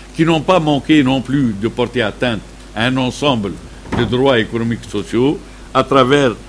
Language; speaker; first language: French; non-native, local second language; Arabic